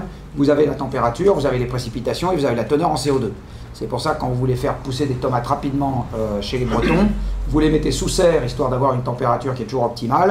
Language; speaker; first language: French; native; French